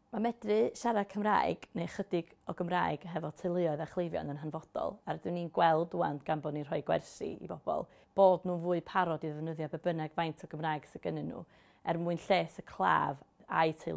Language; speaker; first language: Welsh; native; Welsh